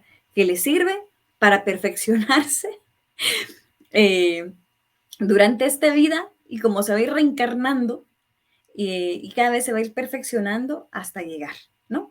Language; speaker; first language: Spanish; native; Spanish